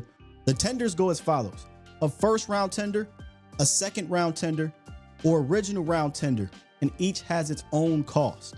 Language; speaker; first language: English; native; English